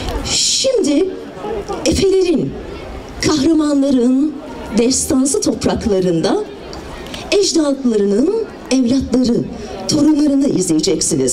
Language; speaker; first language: Turkish; native; Turkish